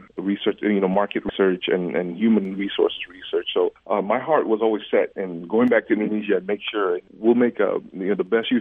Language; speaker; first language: English; early bilingual, other home language; Indonesian